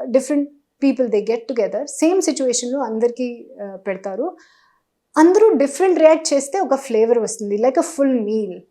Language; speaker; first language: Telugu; non-native, learner; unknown